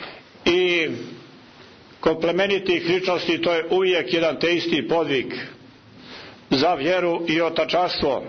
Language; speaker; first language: Croatian; native; Croatian